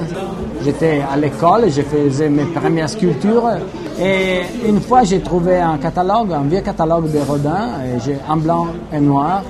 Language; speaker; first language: French; non-native, fluent; Italian